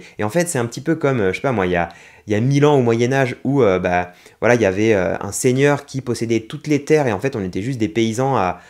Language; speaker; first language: French; native; French